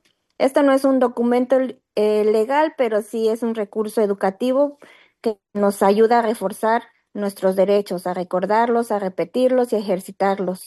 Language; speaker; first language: Spanish; native; Spanish